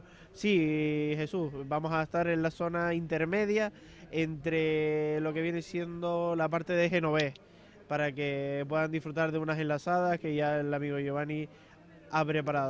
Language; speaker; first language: Spanish; native; Spanish